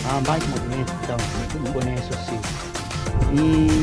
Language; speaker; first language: Portuguese; non-native, learner; Spanish